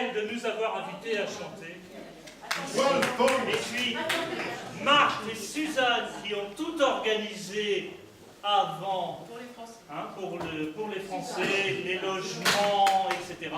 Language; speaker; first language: French; non-native, fluent; German